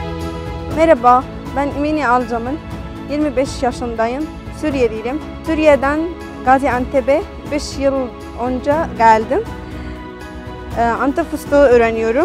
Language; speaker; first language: Turkish; non-native, learner; Arabic